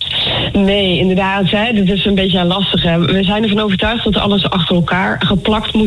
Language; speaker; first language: Dutch; native; Dutch